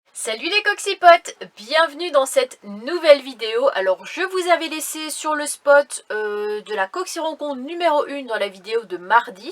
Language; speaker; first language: French; native; French